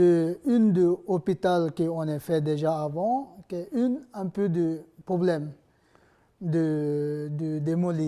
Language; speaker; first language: French; non-native, learner; Nepali